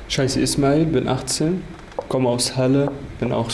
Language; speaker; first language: German; non-native, fluent; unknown